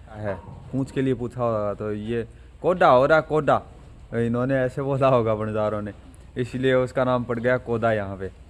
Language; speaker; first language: Hindi; native; Hindi